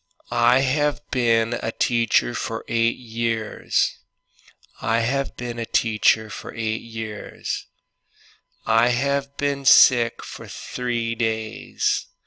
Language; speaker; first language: English; native; English